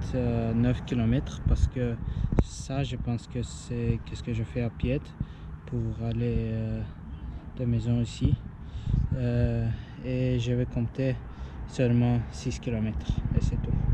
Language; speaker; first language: French; non-native, learner; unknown